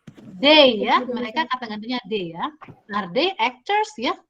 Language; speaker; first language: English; non-native, fluent; Indonesian